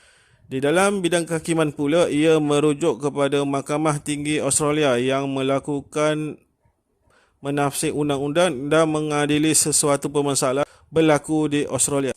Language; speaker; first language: Malay; native; Malay